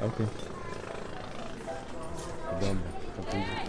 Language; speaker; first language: English; non-native, learner; Polish